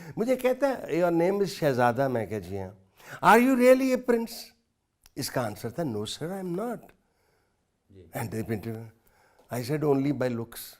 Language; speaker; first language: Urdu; non-native, local second language; Punjabi